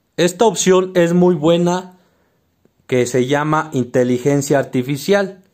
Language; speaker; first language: Spanish; native; Spanish